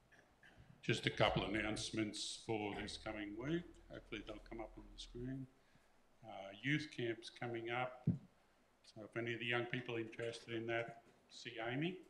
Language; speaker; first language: English; native; English